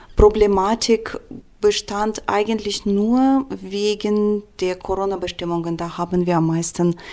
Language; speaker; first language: German; non-native, fluent; Russian